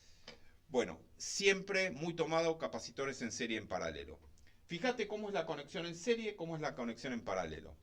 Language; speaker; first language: Spanish; native; Spanish